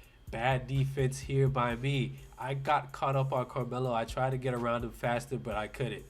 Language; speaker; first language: English; native; English